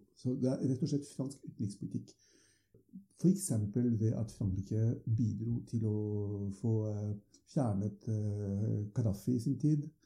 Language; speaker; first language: Norwegian; non-native, fluent; French